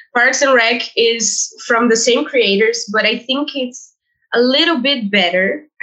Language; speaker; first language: English; non-native, fluent; Portuguese